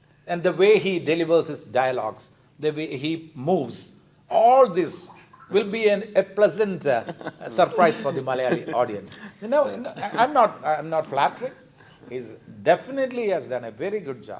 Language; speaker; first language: English; non-native, local second language; Malayalam